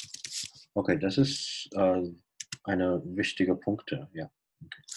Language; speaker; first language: German; non-native, fluent; Chinese